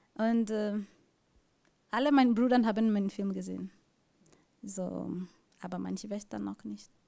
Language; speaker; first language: German; non-native, learner; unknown